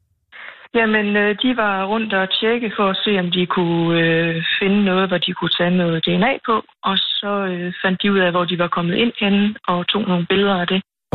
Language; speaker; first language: Danish; native; Danish